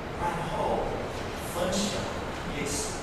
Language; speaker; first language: Chinese; non-native, fluent; English